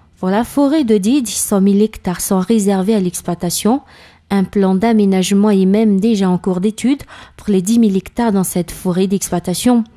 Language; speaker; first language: French; non-native, local second language; Malagasy